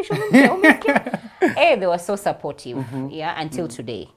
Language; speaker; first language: English; non-native, local second language; Swahili